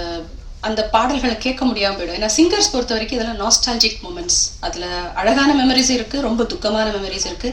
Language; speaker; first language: Tamil; native; Tamil